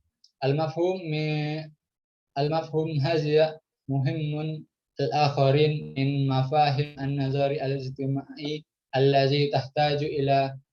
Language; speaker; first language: Arabic; non-native, learner; Indonesian